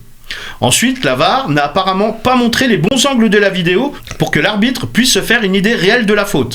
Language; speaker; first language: French; native; French